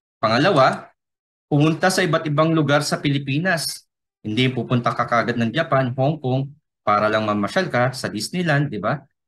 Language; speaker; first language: Filipino; non-native, local second language; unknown